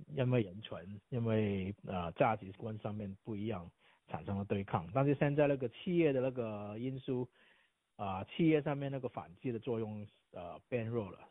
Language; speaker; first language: Chinese; non-native, fluent; Cantonese